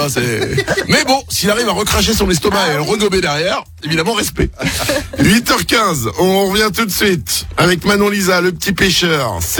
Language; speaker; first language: French; native; French